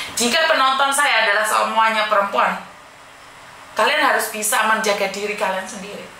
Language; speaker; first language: Indonesian; non-native, local second language; Javanese